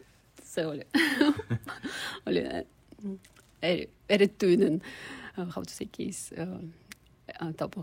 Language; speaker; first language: Finnish; non-native, learner; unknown